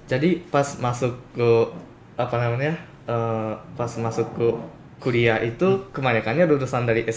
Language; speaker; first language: Indonesian; non-native, fluent; Japanese